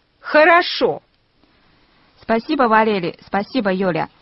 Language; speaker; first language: Russian; non-native, fluent; Chinese